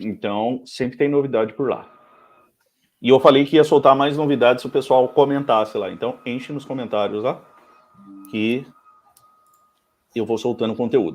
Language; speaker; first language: Portuguese; native; Portuguese